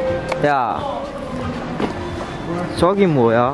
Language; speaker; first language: Korean; non-native, learner; Vietnamese